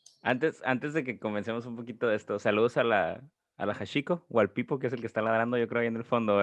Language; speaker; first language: Spanish; native; Spanish